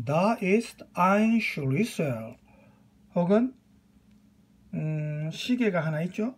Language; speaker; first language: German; non-native, fluent; Korean